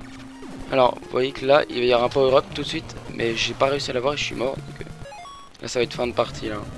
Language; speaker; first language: French; native; French